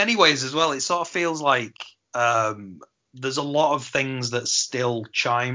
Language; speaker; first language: English; native; English